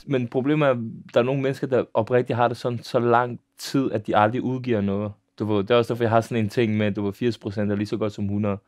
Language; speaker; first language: Danish; early bilingual, other home language; Serbian